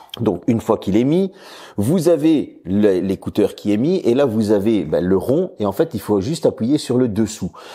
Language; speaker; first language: French; native; French